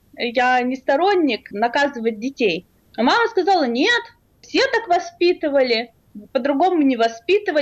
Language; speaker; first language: Russian; native; Russian